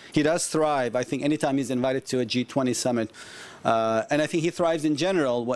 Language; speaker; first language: English; non-native, fluent; Turkish